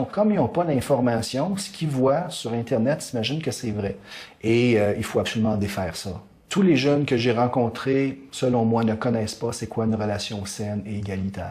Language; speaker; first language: French; native; French